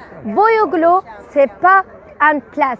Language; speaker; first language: French; non-native, learner; Arabic